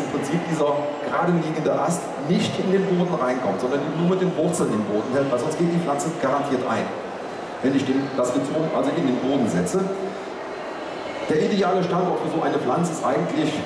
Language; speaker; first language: German; native; German